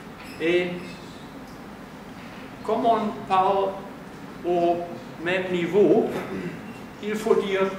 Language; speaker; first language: French; non-native, fluent; German